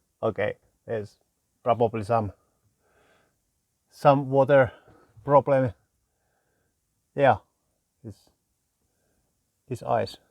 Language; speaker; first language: English; non-native, learner; Finnish